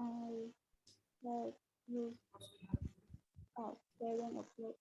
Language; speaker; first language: English; non-native, learner; Spanish